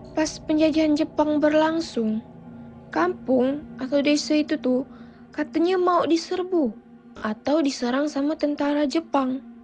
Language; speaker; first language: Malay; native; Malay